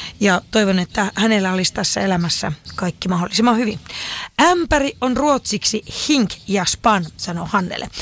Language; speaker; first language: Finnish; native; Finnish